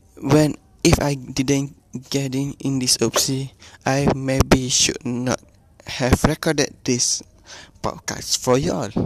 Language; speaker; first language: English; non-native, learner; Malay